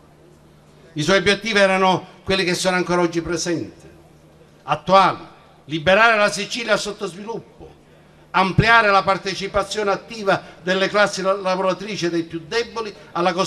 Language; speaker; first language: Italian; native; Italian